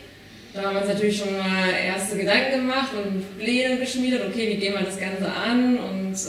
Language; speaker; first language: German; native; German